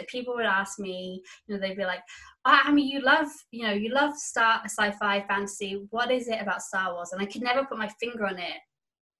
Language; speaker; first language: English; native; English